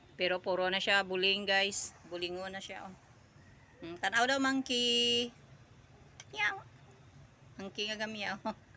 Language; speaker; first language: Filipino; non-native, local second language; Cebuano